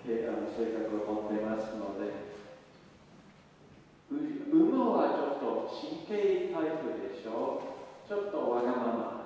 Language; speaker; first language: Japanese; non-native, learner; English